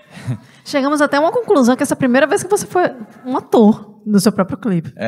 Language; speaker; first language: Portuguese; native; Portuguese